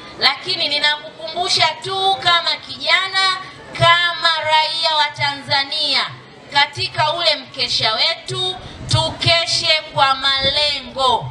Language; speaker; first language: Swahili; native; Swahili